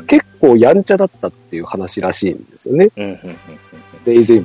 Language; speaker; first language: Japanese; native; Japanese